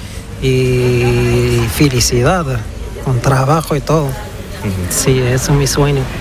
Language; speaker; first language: Spanish; non-native, learner; Arabic